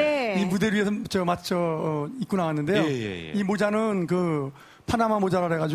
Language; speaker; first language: Korean; native; Korean